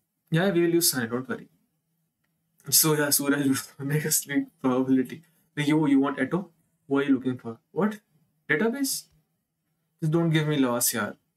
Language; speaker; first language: English; non-native, local second language; Hindi